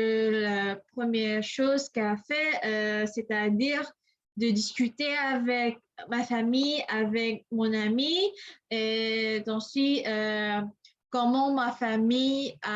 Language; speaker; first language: French; non-native, learner; English